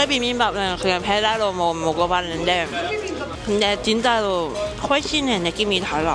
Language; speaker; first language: Korean; non-native, fluent; Cantonese